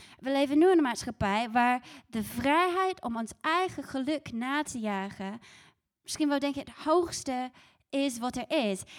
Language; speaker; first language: Dutch; non-native, fluent; English